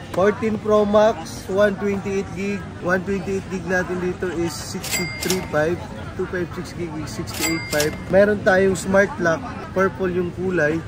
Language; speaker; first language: Filipino; non-native, local second language; Maranao